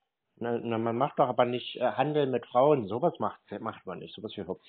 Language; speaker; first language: German; native; German